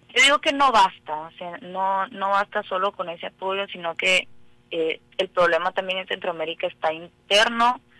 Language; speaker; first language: Spanish; native; Spanish